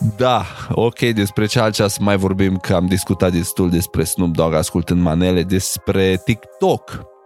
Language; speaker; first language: Romanian; non-native, local second language; Hungarian